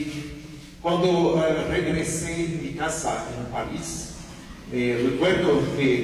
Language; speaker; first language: Spanish; non-native, fluent; French